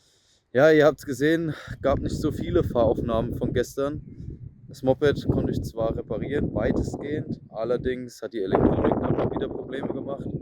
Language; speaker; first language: German; native; German